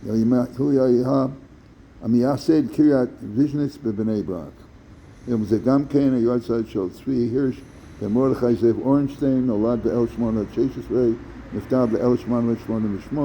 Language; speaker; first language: Hebrew; non-native, fluent; English